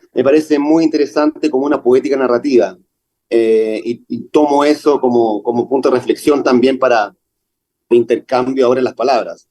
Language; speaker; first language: Spanish; native; Spanish